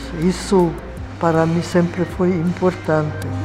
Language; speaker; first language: Portuguese; non-native, fluent; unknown